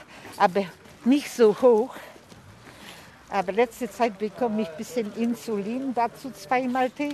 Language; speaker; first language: German; non-native, fluent; Polish